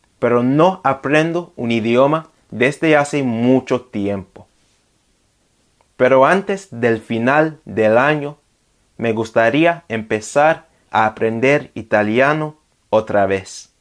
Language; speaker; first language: Spanish; non-native, fluent; English